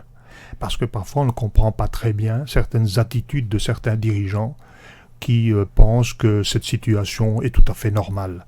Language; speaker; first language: French; native; French